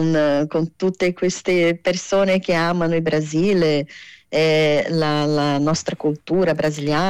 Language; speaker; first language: Italian; non-native, fluent; Portuguese